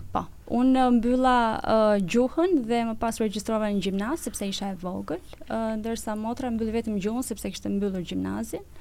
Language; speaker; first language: Albanian; native; Albanian